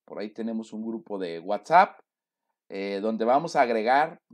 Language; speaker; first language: Spanish; native; Spanish